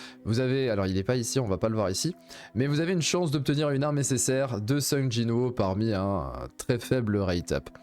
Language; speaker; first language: French; native; French